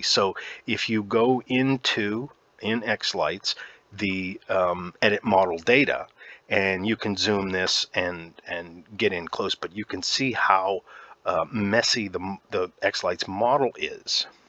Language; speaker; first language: English; native; English